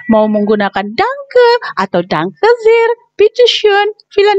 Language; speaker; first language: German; non-native, fluent; Indonesian